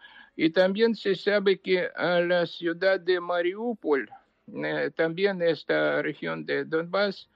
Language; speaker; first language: Spanish; non-native, fluent; Ukrainian